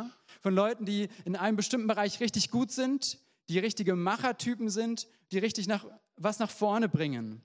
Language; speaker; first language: German; native; German